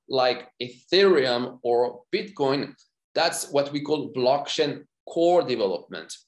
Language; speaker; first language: English; non-native, fluent; French